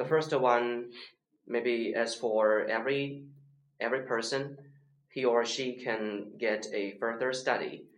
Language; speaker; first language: English; non-native, learner; Chinese